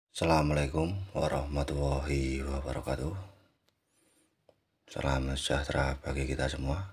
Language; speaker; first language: Indonesian; native; Indonesian